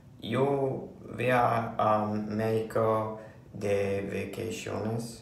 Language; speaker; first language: Spanish; non-native, learner; English